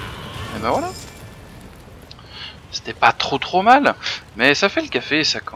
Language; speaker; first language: French; native; French